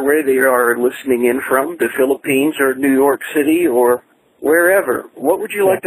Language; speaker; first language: English; non-native, local second language; Filipino